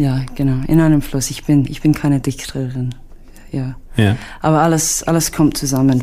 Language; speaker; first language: German; non-native, learner; English